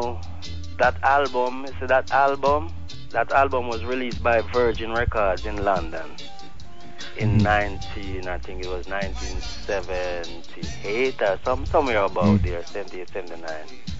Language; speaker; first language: English; non-native, local second language; Jamaican Creole English